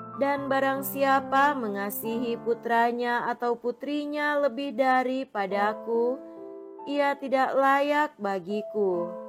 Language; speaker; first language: Indonesian; native; Indonesian